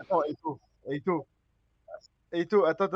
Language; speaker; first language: French; native; French